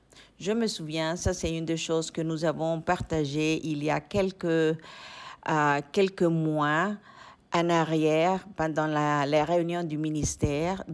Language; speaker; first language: French; non-native, fluent; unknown